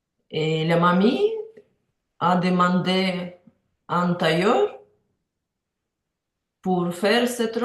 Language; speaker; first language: French; non-native, learner; Ukrainian